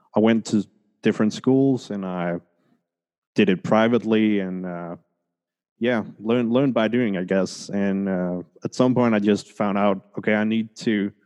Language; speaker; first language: English; early bilingual, other home language; Spanish